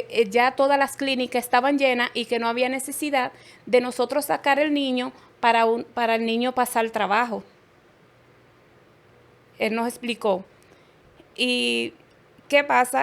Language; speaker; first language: Spanish; native; Spanish